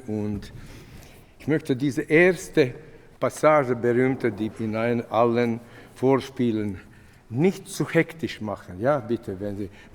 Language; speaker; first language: German; non-native, fluent; Latvian